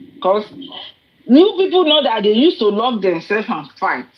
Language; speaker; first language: English; non-native, local second language; Yoruba